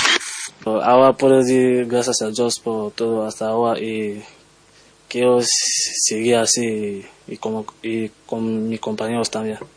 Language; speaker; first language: Spanish; non-native, learner; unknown